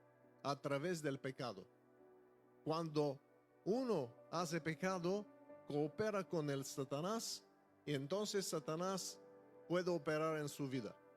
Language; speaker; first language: Spanish; non-native, fluent; Bulgarian